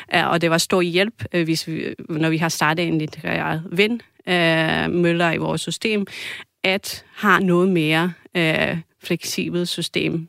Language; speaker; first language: Danish; non-native, fluent; Croatian